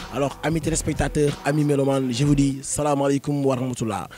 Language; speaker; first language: French; non-native, local second language; Wolof